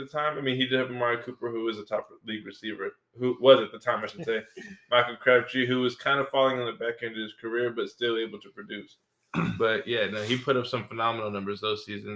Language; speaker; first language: English; native; English